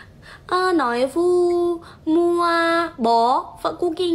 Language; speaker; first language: Vietnamese; non-native, learner; Indonesian